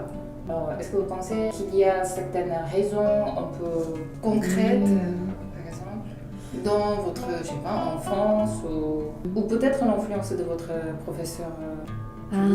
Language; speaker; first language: French; non-native, fluent; Korean